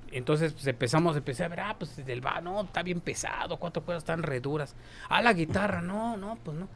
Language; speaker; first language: Spanish; native; Spanish